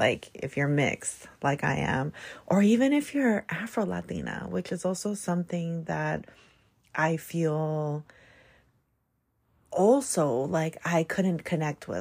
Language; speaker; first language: English; native; English